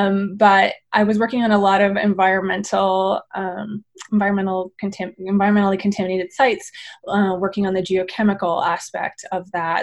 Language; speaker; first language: English; native; English